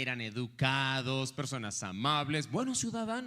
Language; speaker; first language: Spanish; native; Spanish